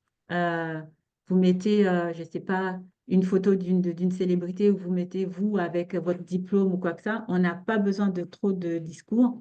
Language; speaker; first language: French; native; French